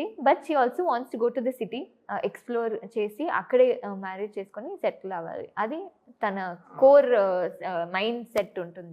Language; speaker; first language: Telugu; non-native, fluent; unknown